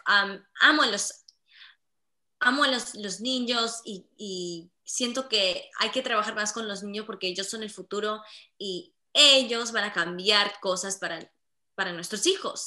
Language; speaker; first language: Spanish; early bilingual, heritage; Spanish